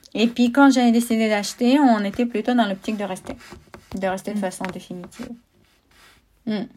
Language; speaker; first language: French; non-native, fluent; Russian